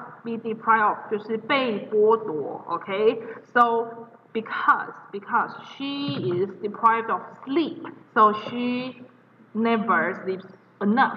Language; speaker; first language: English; non-native, fluent; Chinese